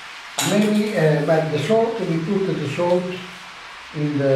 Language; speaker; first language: English; non-native, learner; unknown